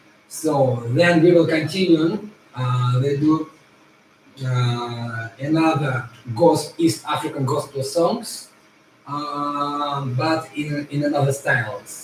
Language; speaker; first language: English; non-native, fluent; Russian